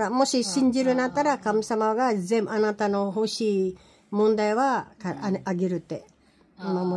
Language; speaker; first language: Japanese; non-native, learner; Filipino